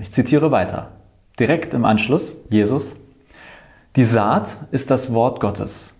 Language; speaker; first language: German; native; German